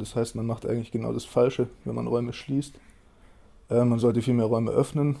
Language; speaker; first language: German; native; German